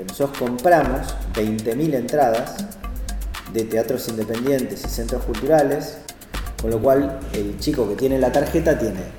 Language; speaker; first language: Spanish; native; Spanish